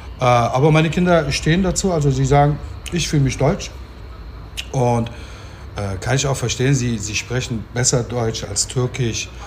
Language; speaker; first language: German; early bilingual, other home language; Turkish